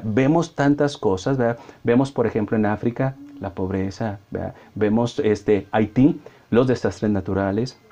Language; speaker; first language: Spanish; native; Spanish